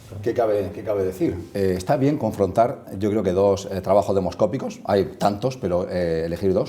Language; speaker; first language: Spanish; native; Spanish